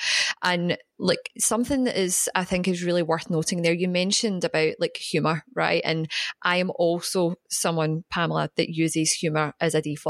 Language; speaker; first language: English; native; English